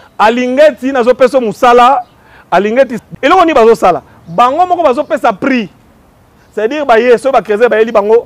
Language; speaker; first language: Lingala; non-native, local second language; Swahili